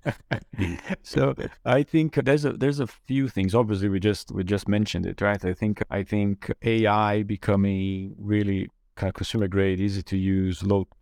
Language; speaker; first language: English; non-native, fluent; Portuguese